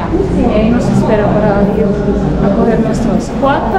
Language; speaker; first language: Spanish; non-native, fluent; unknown